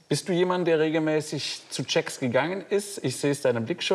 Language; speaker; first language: German; native; German